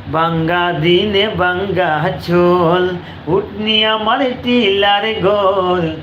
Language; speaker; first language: Bangla; native; Bangla